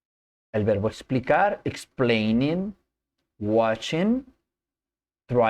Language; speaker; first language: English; non-native, fluent; Spanish